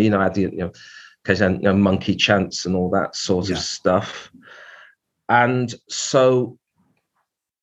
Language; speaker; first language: English; native; English